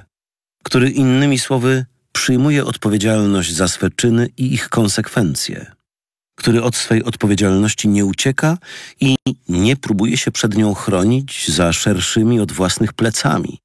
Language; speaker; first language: Polish; native; Polish